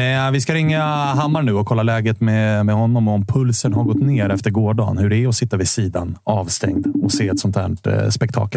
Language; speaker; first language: Swedish; native; Swedish